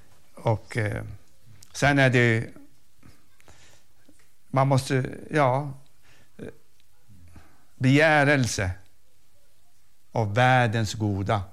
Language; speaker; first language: Swedish; non-native, fluent; Arabic